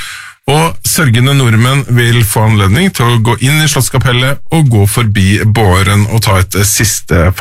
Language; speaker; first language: Norwegian; native; Norwegian